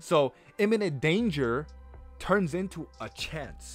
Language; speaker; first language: English; native; English